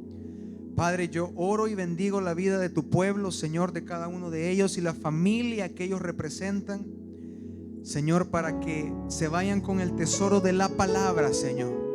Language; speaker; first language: Spanish; native; Spanish